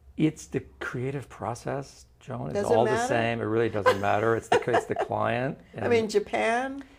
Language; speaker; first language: English; non-native, fluent; Turkish